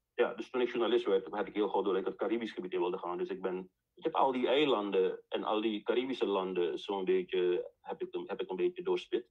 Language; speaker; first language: Dutch; native; Dutch